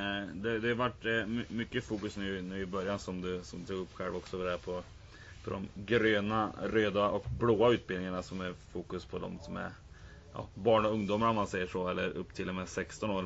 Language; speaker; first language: Swedish; native; Swedish